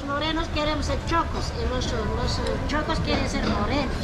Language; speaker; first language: Spanish; native; Spanish